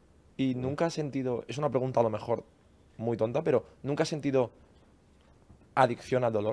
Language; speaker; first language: Spanish; native; Spanish